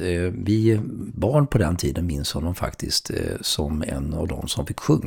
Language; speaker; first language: Swedish; native; Swedish